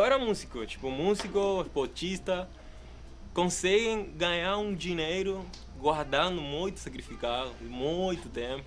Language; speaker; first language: Portuguese; non-native, fluent; Spanish